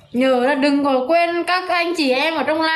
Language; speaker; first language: Vietnamese; native; Vietnamese